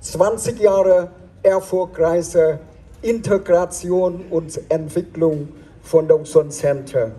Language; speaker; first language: German; non-native, fluent; Vietnamese